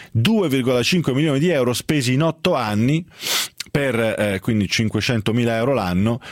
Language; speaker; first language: Italian; native; Italian